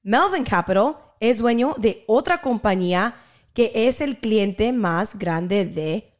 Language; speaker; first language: Spanish; early bilingual, heritage; Spanish